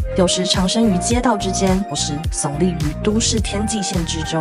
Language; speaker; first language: Chinese; native; Chinese